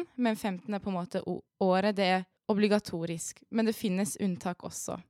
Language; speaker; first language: Norwegian; early bilingual, other home language; Persian